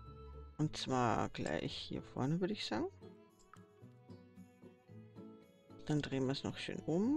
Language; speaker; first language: German; native; German